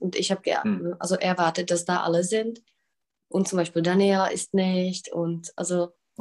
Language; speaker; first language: German; non-native, fluent; Czech